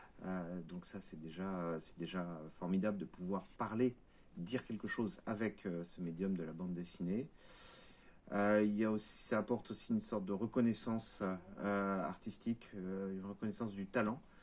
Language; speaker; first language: French; native; French